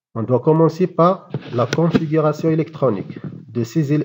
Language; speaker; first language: French; non-native, local second language; Arabic